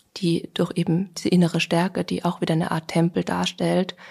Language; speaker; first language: German; native; German